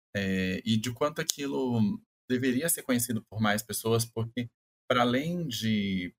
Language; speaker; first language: Portuguese; native; Portuguese